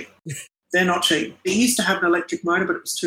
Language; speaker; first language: English; non-native, local second language; Arabic